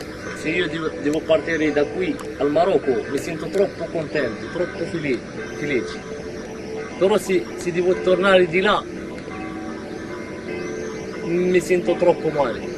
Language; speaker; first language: Italian; non-native, learner; Arabic